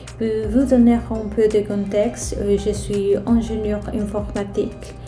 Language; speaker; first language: French; non-native, fluent; Spanish